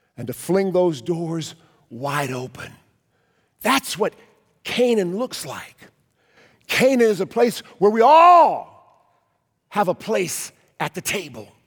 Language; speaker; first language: English; native; English